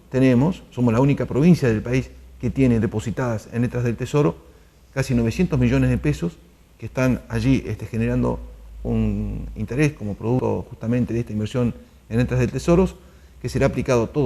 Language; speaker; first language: Spanish; native; Spanish